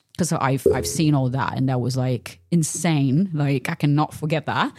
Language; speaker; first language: English; non-native, fluent; Portuguese